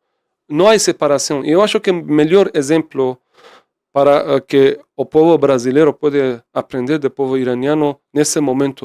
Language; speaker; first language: Portuguese; non-native, fluent; Persian